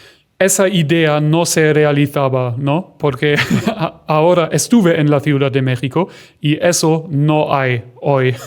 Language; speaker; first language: Spanish; non-native, fluent; German